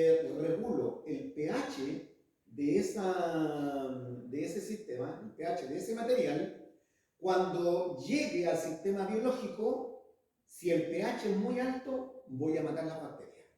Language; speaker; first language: Spanish; native; Spanish